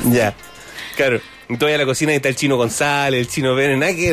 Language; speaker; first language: Spanish; native; Spanish